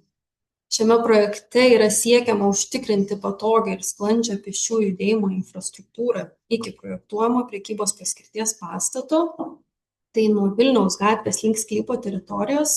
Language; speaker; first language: Lithuanian; native; Lithuanian